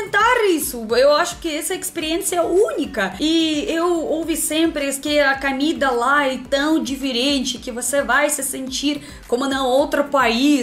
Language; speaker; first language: Portuguese; non-native, learner; Russian